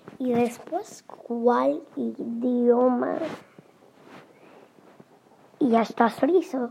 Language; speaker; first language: Spanish; early bilingual, heritage; Spanish